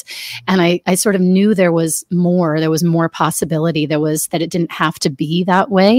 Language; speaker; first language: English; native; English